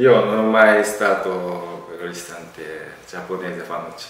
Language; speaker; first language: Italian; non-native, learner; Japanese